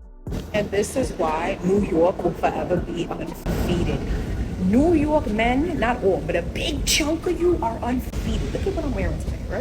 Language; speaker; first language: English; native; English